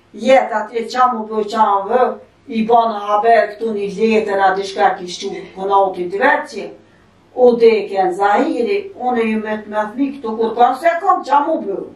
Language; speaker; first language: Albanian; early bilingual, heritage; Albanian